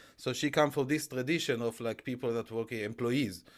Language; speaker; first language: English; non-native, fluent; Hebrew